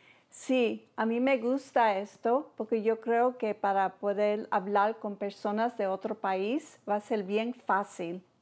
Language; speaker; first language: Spanish; early bilingual, heritage; Spanish